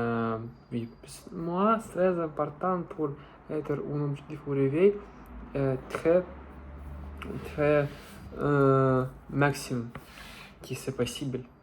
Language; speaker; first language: French; non-native, learner; Russian